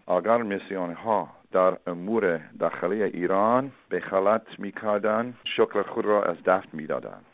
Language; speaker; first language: Persian; non-native, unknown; English